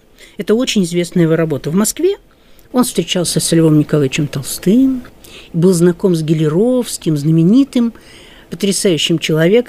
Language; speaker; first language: Russian; native; Russian